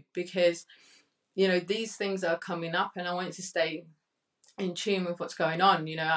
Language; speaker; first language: English; early bilingual, other home language; Spanish